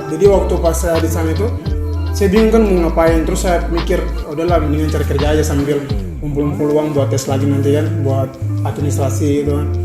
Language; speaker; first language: Indonesian; native; Indonesian